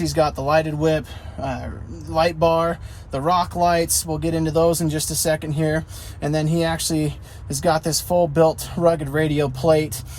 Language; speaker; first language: English; native; English